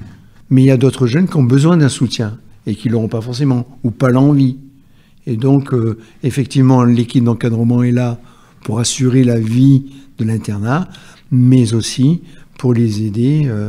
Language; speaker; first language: French; native; French